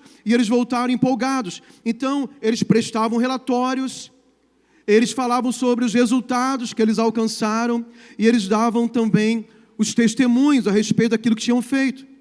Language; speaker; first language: Portuguese; native; Portuguese